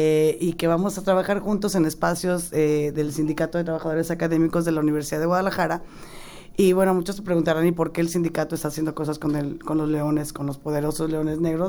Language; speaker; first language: Spanish; native; Spanish